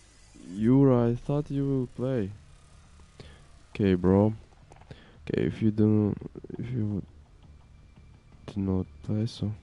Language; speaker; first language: English; non-native, learner; Ukrainian